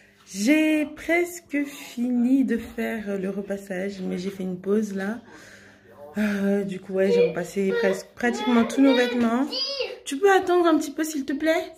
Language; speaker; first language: French; native; French